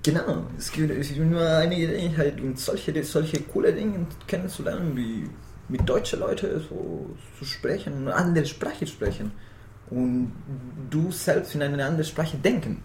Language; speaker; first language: German; non-native, fluent; Spanish